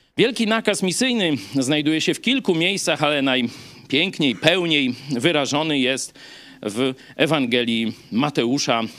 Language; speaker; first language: Polish; native; Polish